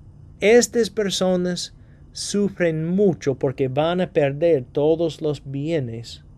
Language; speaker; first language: Spanish; non-native, fluent; English